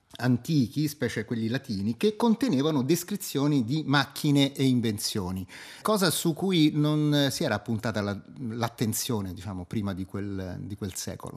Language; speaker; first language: Italian; native; Italian